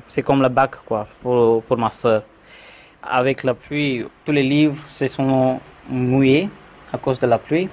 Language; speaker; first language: French; non-native, fluent; Tamil